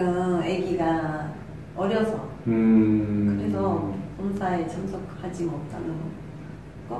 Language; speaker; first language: Korean; non-native, fluent; Japanese